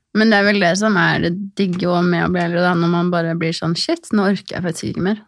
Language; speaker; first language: Norwegian; native; Norwegian